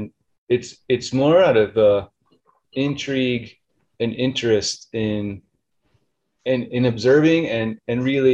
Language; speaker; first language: English; native; English